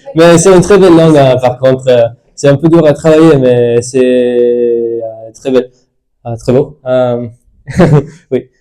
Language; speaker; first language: French; non-native, learner; Spanish